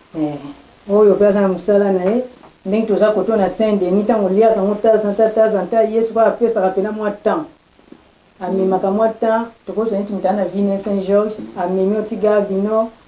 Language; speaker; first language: Lingala; non-native, local second language; Kongo